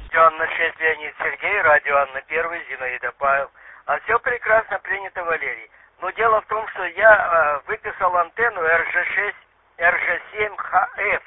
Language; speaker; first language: Russian; native; Russian